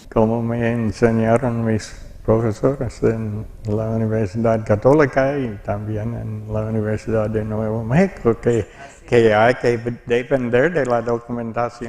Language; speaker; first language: Spanish; non-native, fluent; English